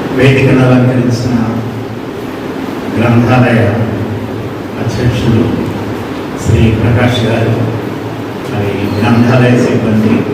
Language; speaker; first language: Telugu; native; Telugu